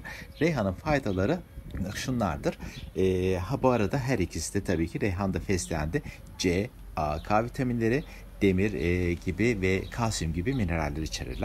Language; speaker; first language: Turkish; native; Turkish